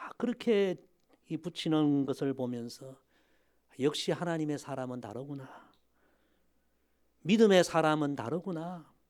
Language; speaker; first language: Korean; native; Korean